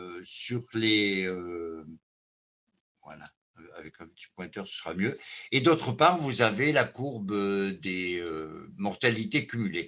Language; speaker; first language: French; native; French